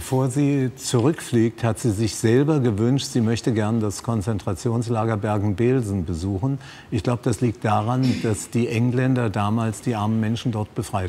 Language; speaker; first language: German; native; German